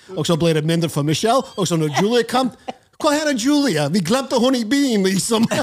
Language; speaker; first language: Norwegian; non-native, fluent; English